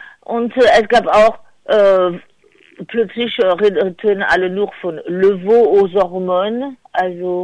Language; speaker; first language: German; non-native, fluent; French